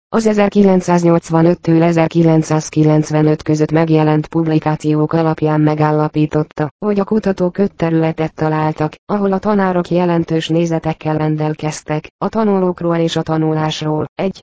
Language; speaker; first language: Hungarian; native; Hungarian